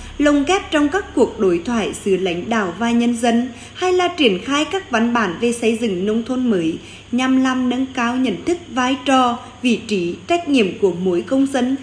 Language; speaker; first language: Vietnamese; non-native, local second language; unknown